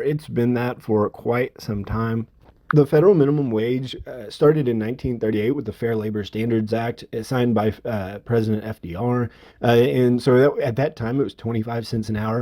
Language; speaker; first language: English; native; English